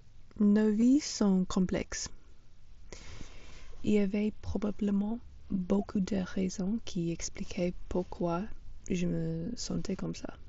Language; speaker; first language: French; non-native, fluent; English